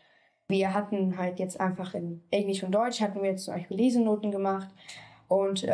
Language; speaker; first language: German; native; German